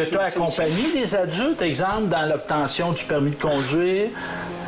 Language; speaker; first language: French; native; French